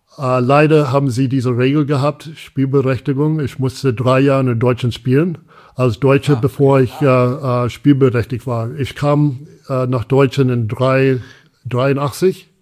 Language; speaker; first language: German; early bilingual, heritage; English